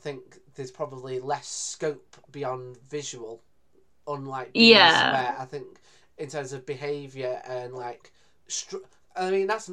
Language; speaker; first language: English; native; English